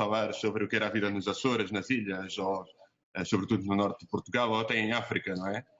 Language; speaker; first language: Portuguese; native; Portuguese